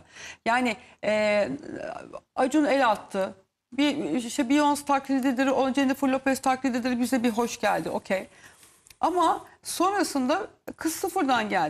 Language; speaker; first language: Turkish; native; Turkish